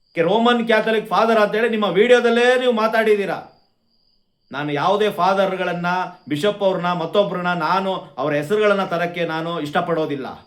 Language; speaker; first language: Kannada; non-native, local second language; Konkani